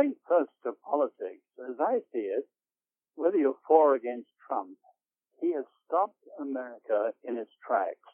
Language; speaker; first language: English; native; English